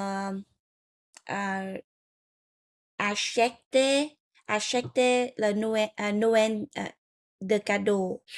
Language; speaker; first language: French; non-native, learner; Vietnamese